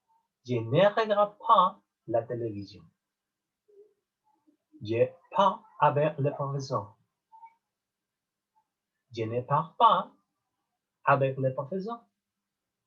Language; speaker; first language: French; non-native, learner; Spanish